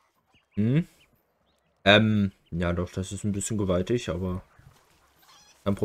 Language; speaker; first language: German; native; German